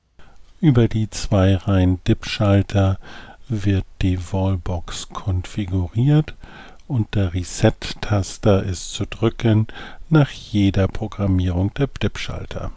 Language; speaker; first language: German; native; German